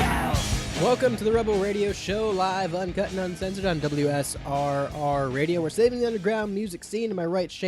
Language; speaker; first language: English; native; English